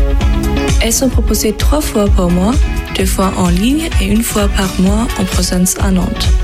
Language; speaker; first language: French; non-native, fluent; German